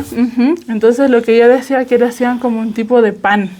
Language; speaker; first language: Spanish; native; Spanish